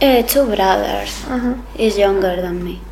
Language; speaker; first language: English; non-native, learner; Spanish